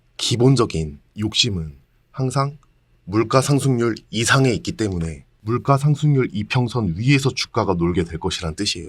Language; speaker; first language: Korean; native; Korean